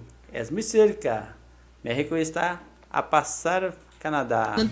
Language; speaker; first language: Spanish; non-native, learner; Portuguese